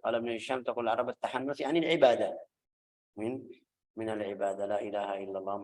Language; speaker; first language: Arabic; native; Arabic